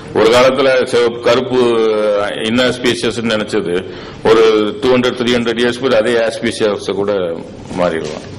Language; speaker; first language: Tamil; native; Tamil